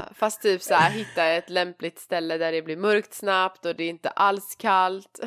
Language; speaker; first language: Swedish; early bilingual, other home language; Persian